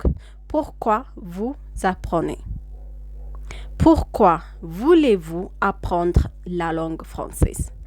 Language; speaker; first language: French; non-native, fluent; Amharic